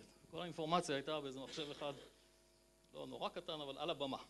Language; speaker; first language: Hebrew; native; Hebrew